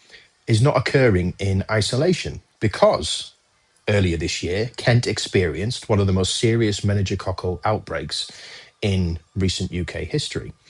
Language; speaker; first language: English; native; English